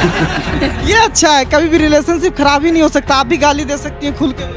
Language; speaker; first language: Hindi; native; Hindi